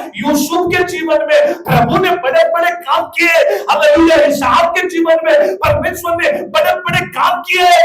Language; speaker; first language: Hindi; non-native, local second language; Telugu